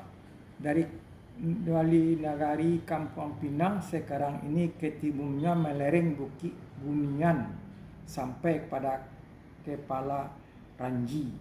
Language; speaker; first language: Indonesian; non-native, local second language; Minangkabau